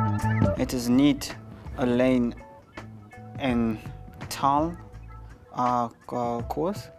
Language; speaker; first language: Dutch; non-native, learner; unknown